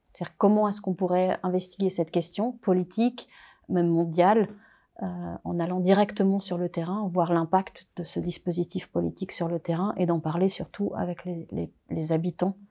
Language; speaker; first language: French; native; French